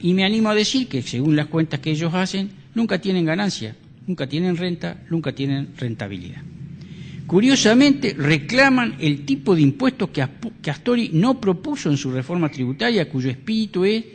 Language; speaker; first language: Spanish; native; Spanish